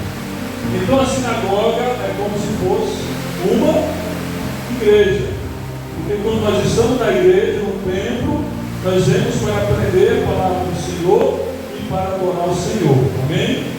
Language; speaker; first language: Portuguese; native; Portuguese